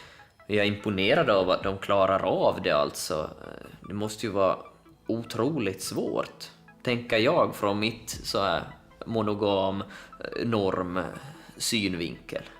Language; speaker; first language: Swedish; native; Swedish